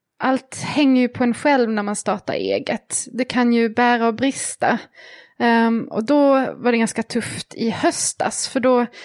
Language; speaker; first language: Swedish; native; Swedish